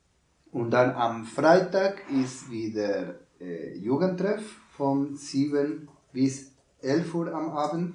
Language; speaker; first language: German; non-native, learner; Spanish